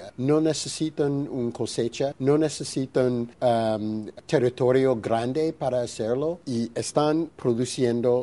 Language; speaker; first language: Spanish; non-native, fluent; English